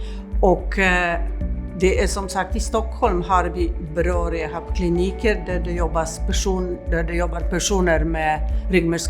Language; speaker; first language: Swedish; non-native, fluent; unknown